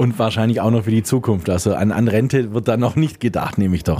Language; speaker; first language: German; native; German